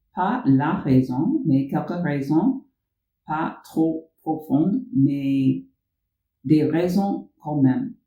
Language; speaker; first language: French; non-native, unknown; English